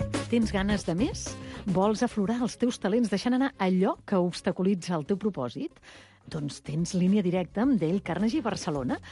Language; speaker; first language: Catalan; native; Catalan